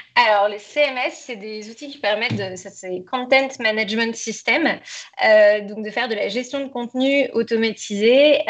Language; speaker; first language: French; native; French